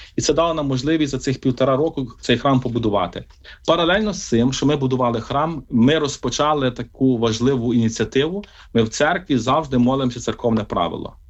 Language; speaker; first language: Ukrainian; native; Ukrainian